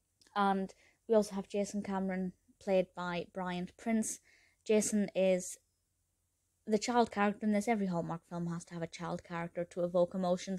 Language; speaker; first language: English; native; English